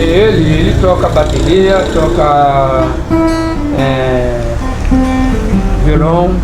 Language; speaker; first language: Portuguese; non-native, learner; Haitian Creole